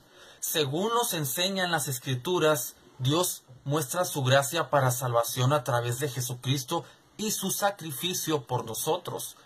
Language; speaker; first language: Spanish; native; Spanish